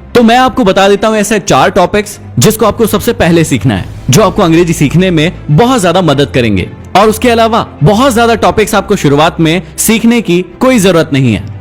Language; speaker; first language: Hindi; native; Hindi